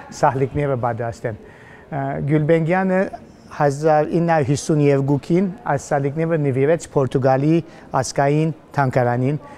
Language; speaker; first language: Armenian; early bilingual, heritage; Armenian